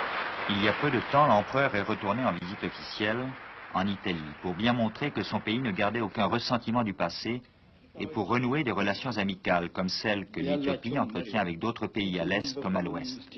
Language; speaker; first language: French; native; French